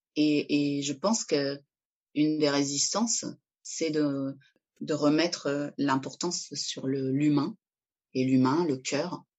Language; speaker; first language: French; early bilingual, other home language; Spanish